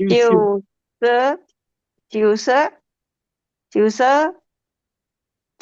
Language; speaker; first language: Chinese; non-native, learner; Indonesian